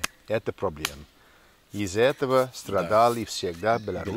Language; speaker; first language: Russian; non-native, learner; English